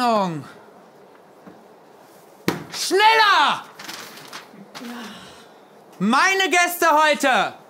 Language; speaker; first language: German; native; German